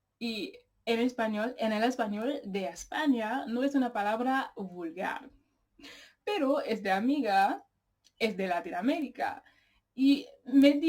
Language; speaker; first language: Spanish; non-native, learner; English